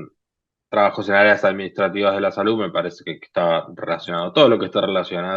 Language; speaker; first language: Spanish; native; Spanish